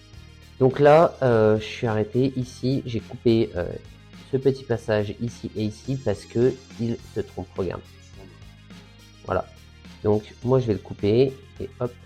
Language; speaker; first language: French; native; French